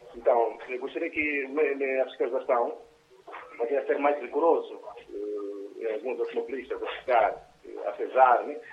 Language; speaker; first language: Portuguese; non-native, local second language; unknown